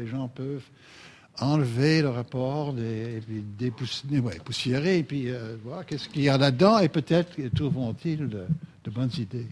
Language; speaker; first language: French; native; French